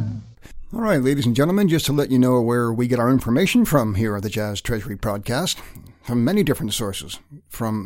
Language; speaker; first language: English; native; English